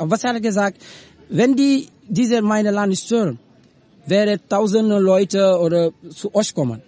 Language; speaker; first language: German; non-native, learner; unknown